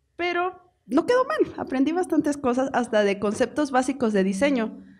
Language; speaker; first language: Spanish; native; Spanish